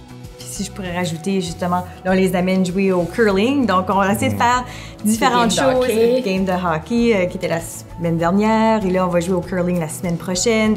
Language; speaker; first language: French; native; French